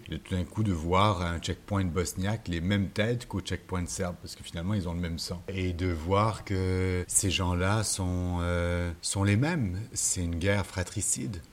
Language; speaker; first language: French; native; French